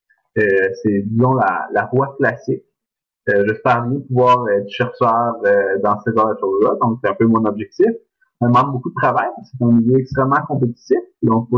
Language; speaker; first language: French; native; French